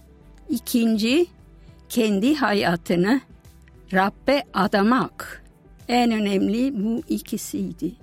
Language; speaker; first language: Turkish; non-native, fluent; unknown